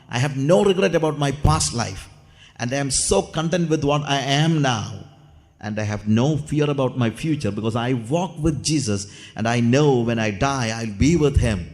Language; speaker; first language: English; non-native, local second language; Malayalam